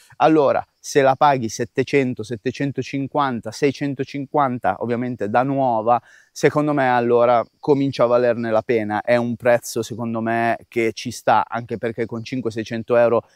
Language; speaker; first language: Italian; native; Italian